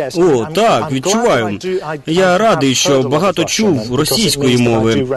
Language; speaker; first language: Ukrainian; non-native, fluent; English